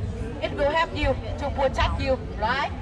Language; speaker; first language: English; non-native, learner; Vietnamese